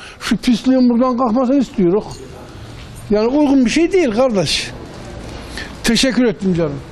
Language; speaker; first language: Turkish; native; Turkish